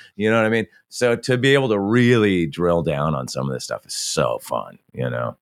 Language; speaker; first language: English; native; English